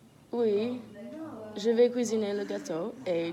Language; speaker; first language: French; non-native, learner; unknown